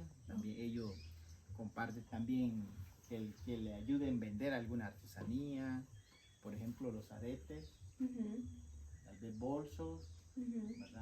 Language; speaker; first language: Spanish; non-native, local second language; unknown